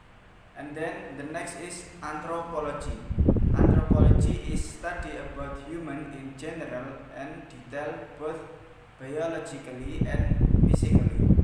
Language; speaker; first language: English; non-native, learner; Indonesian